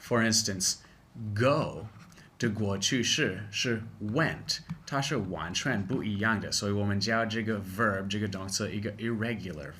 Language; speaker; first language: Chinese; non-native, fluent; English